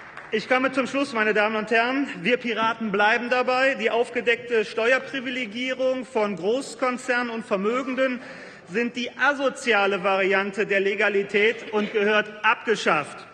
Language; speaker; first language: German; native; German